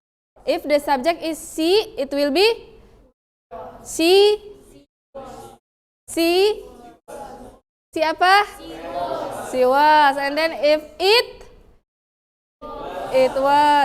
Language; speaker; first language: English; non-native, fluent; Indonesian